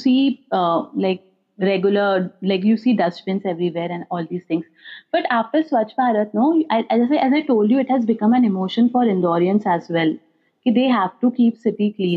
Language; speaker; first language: English; non-native, local second language; Hindi